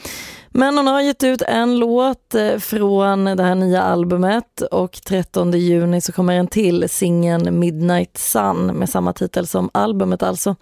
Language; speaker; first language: Swedish; native; Swedish